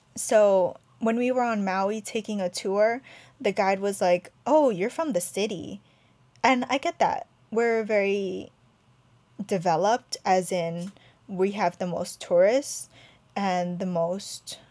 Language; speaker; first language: English; native; English